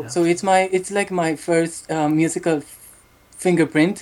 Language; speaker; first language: English; non-native, fluent; Spanish